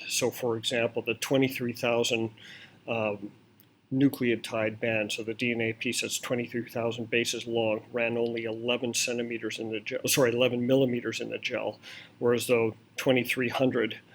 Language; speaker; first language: English; native; English